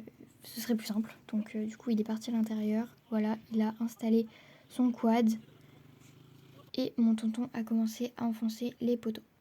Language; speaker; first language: French; native; French